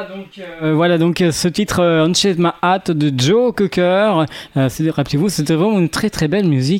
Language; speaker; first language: French; native; French